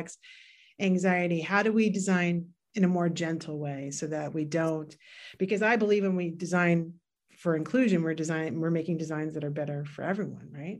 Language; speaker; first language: English; native; English